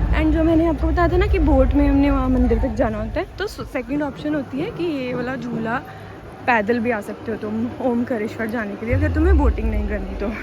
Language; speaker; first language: Hindi; non-native, local second language; Punjabi